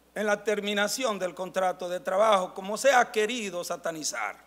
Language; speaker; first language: Spanish; native; Spanish